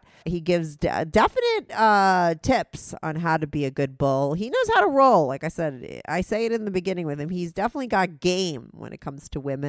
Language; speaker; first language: English; native; English